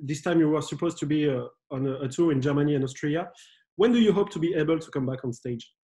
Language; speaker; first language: English; non-native, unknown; French